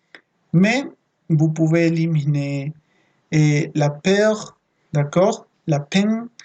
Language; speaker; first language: French; non-native, fluent; Spanish